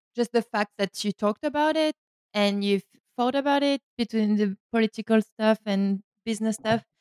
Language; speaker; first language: English; non-native, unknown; French